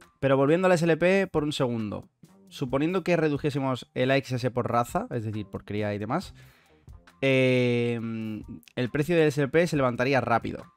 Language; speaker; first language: Spanish; native; Spanish